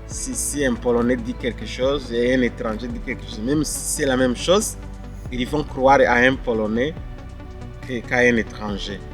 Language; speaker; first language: French; non-native, local second language; Kinyarwanda